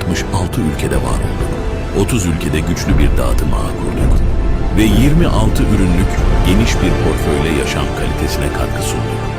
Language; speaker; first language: Turkish; native; Turkish